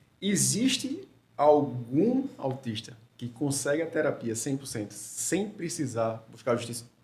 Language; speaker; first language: Portuguese; native; Portuguese